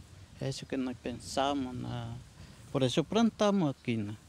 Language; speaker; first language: Portuguese; non-native, local second language; Guarani